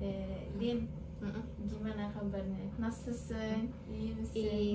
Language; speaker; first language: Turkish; non-native, learner; Indonesian